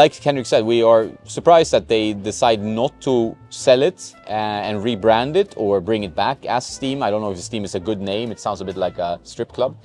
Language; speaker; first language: English; non-native, fluent; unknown